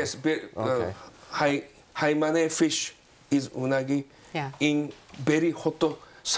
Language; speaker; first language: English; non-native, learner; Japanese